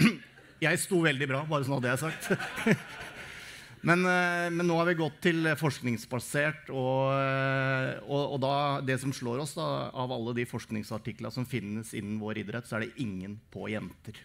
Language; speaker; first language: Norwegian; native; Norwegian